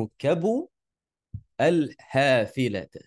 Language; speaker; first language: Arabic; non-native, fluent; Malay